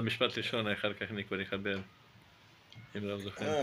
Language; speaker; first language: Hebrew; non-native, fluent; Russian